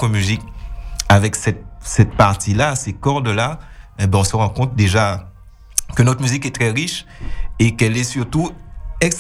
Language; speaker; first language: French; native; French